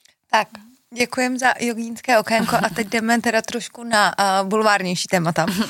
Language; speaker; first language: Czech; native; Czech